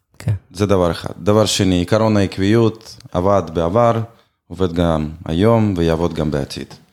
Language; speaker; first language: Hebrew; non-native, fluent; Russian